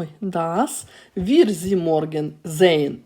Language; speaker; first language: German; non-native, fluent; Ukrainian